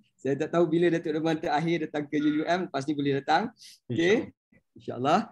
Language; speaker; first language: Malay; native; Malay